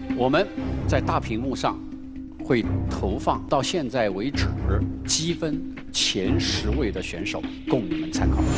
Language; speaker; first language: Chinese; native; Chinese